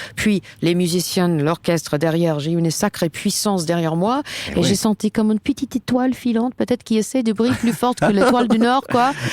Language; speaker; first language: French; non-native, fluent; English